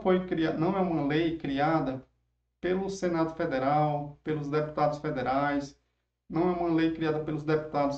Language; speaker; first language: Portuguese; native; Portuguese